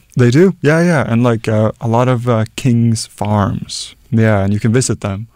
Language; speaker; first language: English; non-native, fluent; Norwegian